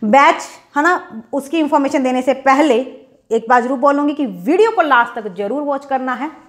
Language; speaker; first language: Hindi; non-native, local second language; Punjabi